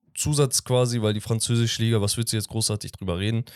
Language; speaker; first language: German; early bilingual, other home language; Turkish